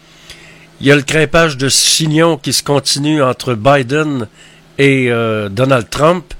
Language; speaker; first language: French; native; French